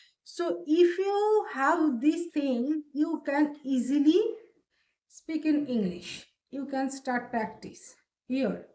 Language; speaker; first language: English; non-native, learner; Bangla